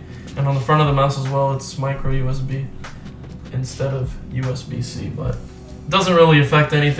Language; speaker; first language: English; native; English